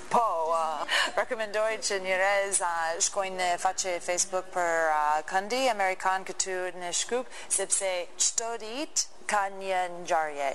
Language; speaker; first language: Albanian; non-native, learner; English